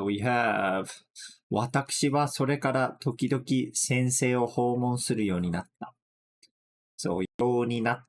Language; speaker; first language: Japanese; non-native, fluent; English